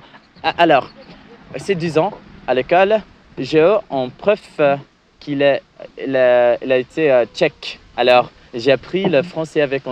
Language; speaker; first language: French; non-native, learner; English